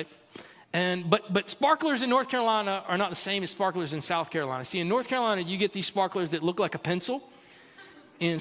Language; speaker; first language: English; native; English